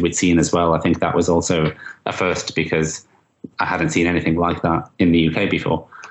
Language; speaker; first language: English; native; English